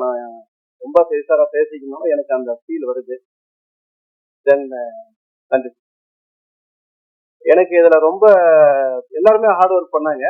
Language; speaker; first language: Tamil; native; Tamil